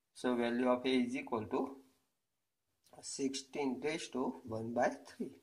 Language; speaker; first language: English; non-native, local second language; Gujarati